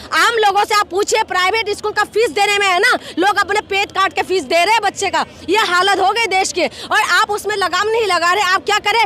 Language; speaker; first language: Hindi; non-native, local second language; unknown